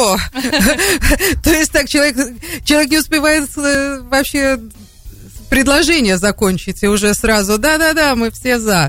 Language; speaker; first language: Russian; native; Russian